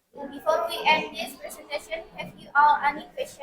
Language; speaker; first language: English; non-native, learner; Indonesian